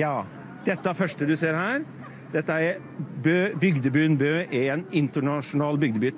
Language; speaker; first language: Norwegian; native; Norwegian